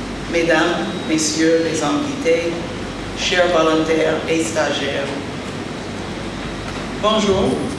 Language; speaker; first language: French; non-native, fluent; English